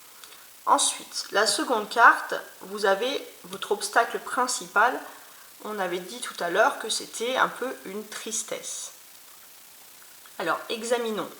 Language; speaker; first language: French; native; French